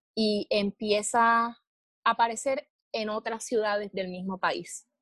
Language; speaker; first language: Spanish; native; Spanish